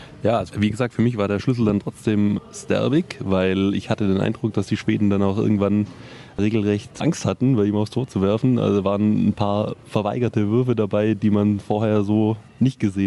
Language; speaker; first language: German; native; German